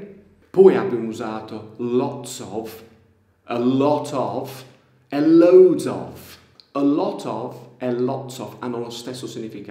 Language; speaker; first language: Italian; non-native, fluent; English